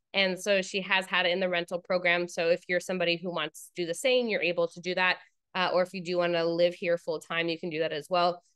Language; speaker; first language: English; native; English